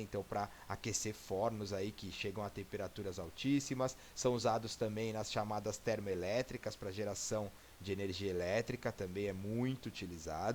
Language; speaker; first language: Portuguese; native; Portuguese